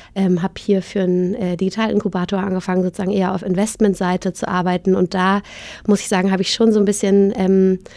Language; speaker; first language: German; native; German